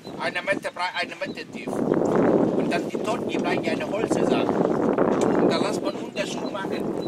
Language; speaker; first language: German; non-native, learner; Vietnamese